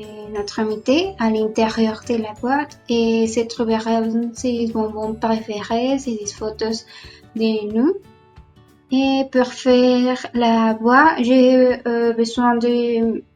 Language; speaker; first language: French; non-native, learner; Spanish